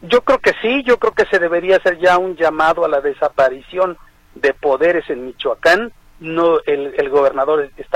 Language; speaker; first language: Spanish; native; Spanish